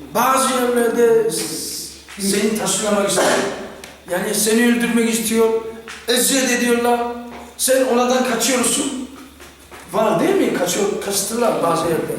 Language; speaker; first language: Turkish; non-native, fluent; Korean